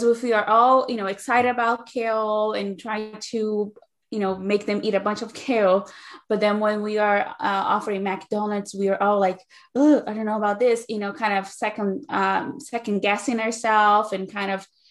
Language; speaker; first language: English; non-native, fluent; Portuguese